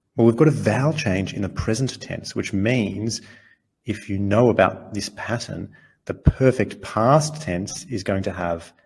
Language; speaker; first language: English; native; English